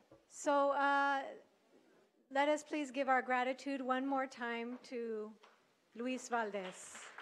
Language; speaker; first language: English; early bilingual, other home language; Spanish